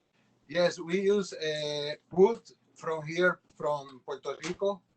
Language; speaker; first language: English; non-native, local second language; Spanish